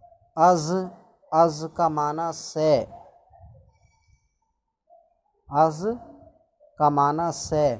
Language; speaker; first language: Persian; non-native, fluent; Urdu